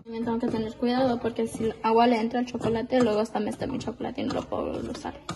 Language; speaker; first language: Spanish; early bilingual, other home language; English